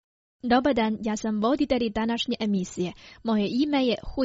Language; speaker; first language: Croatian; non-native, fluent; Chinese